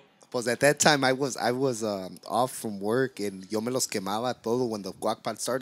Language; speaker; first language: English; early bilingual, other home language; Spanish